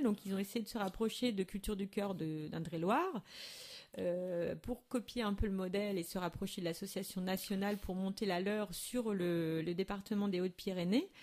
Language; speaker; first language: French; native; French